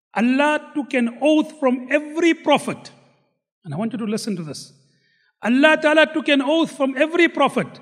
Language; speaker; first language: English; non-native, local second language; Gujarati